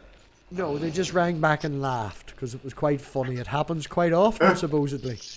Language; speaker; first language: English; native; English